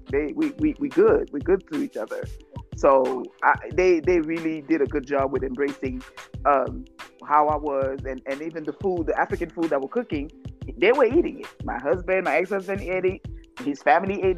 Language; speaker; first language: English; non-native, local second language; French